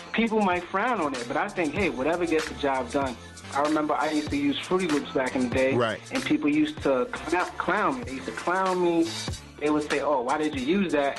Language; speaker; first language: English; native; English